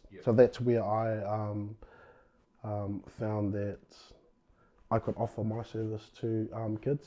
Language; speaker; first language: English; native; English